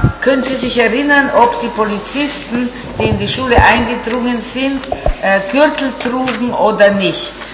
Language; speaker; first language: German; non-native, fluent; Italian